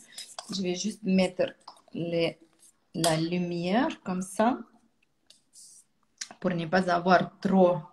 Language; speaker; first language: French; non-native, fluent; Russian